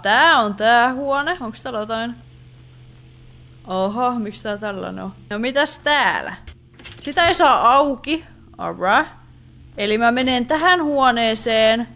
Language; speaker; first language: Finnish; native; Finnish